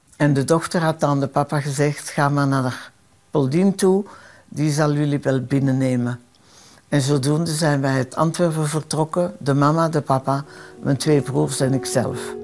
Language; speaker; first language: Dutch; early bilingual, other home language; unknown